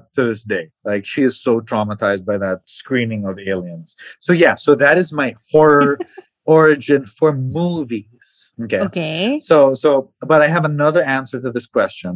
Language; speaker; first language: English; non-native, local second language; Cebuano